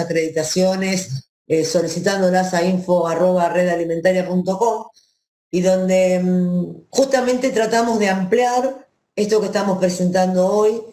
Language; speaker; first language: Spanish; native; Spanish